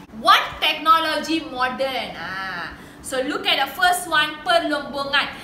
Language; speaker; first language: English; non-native, local second language; Tamil